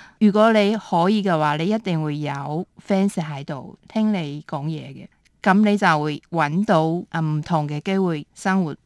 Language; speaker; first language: Cantonese; early bilingual, heritage; Cantonese